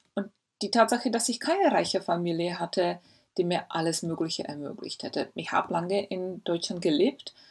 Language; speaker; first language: German; non-native, fluent; Czech